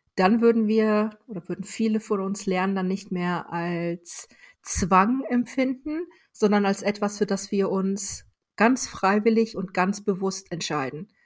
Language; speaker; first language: German; early bilingual, other home language; Persian